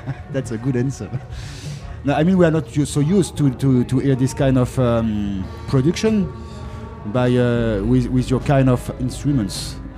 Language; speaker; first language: English; non-native, learner; French